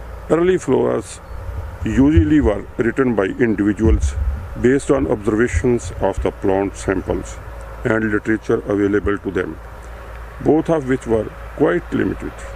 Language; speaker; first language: English; non-native, local second language; Urdu